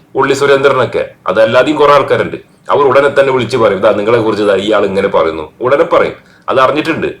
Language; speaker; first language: Malayalam; native; Malayalam